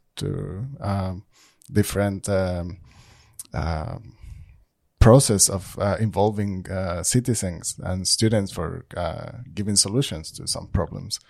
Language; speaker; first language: English; non-native, fluent; Spanish